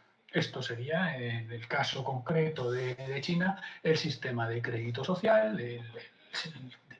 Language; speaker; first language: Spanish; native; Spanish